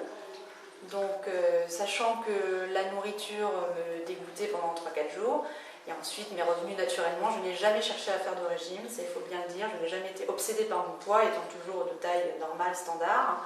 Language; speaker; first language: French; native; French